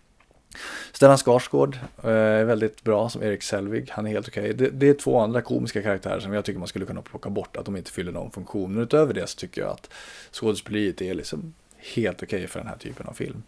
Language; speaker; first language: Swedish; native; Swedish